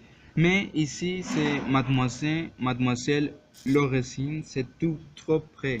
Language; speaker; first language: French; non-native, learner; Spanish